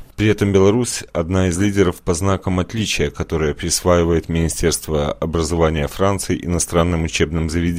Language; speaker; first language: Russian; native; Russian